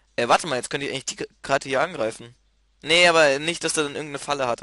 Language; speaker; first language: German; native; German